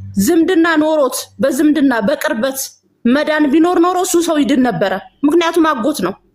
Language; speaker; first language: Amharic; non-native, local second language; Tigrinya